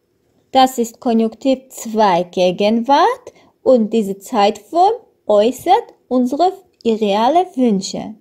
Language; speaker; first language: German; non-native, fluent; Armenian